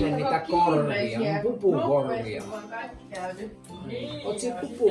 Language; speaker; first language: Finnish; native; Finnish